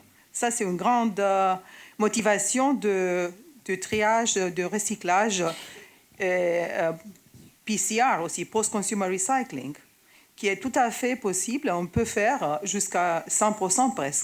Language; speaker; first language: French; non-native, fluent; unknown